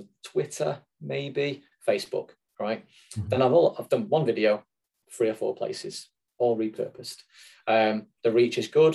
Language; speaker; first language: English; native; English